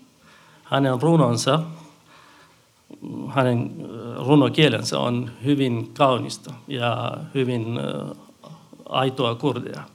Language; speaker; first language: Finnish; non-native, fluent; Central Kurdish